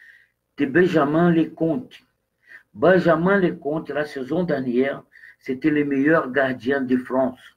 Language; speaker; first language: French; non-native, learner; Portuguese